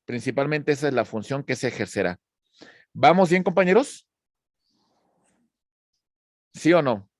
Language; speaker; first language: Spanish; native; Spanish